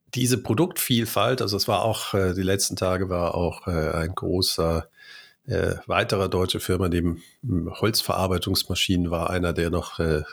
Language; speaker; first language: German; native; German